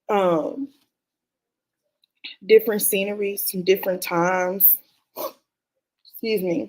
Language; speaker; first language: English; native; English